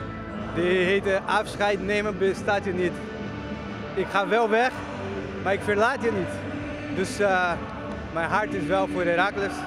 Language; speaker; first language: Dutch; non-native, learner; Portuguese